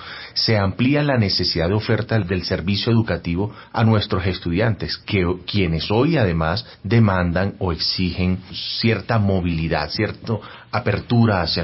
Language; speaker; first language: Spanish; native; Spanish